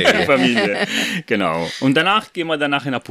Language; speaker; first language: German; non-native, fluent; Italian